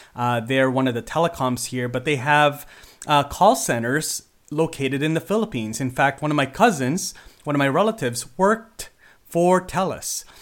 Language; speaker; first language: English; early bilingual, other home language; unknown